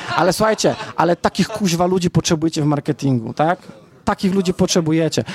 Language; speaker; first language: Polish; native; Polish